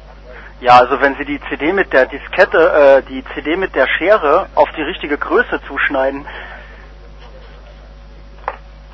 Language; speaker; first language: German; native; German